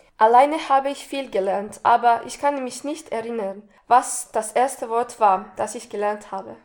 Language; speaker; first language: German; non-native, learner; Bosnian